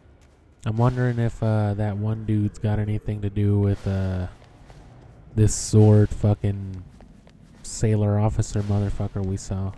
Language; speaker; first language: English; native; English